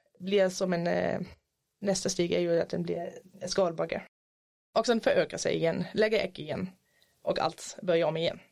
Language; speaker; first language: Swedish; non-native, fluent; German